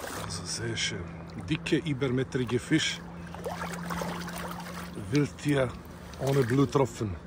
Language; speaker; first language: German; non-native, learner; Slovenian